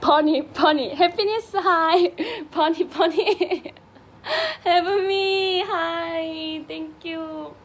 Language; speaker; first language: English; non-native, learner; Korean